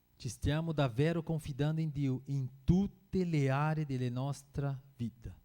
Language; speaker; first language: Italian; non-native, fluent; Portuguese